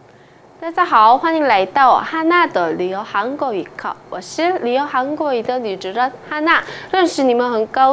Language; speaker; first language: Chinese; non-native, fluent; Korean